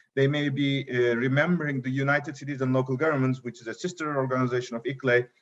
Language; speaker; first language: English; non-native, fluent; Turkish